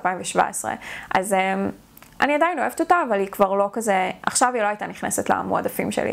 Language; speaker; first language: Hebrew; native; Hebrew